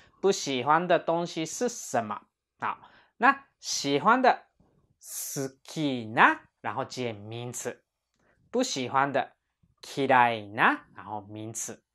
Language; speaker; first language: Chinese; non-native, fluent; Japanese